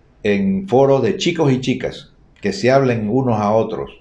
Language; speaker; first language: Spanish; native; Spanish